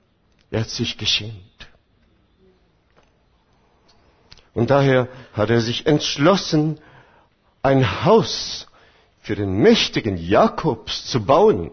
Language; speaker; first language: German; non-native, fluent; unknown